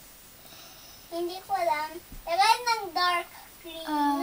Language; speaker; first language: Filipino; early bilingual, heritage; Filipino